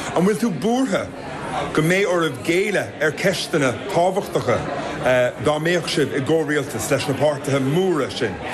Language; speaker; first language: Irish; native; Irish